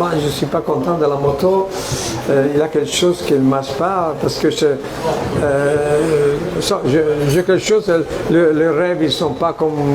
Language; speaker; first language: French; non-native, fluent; Italian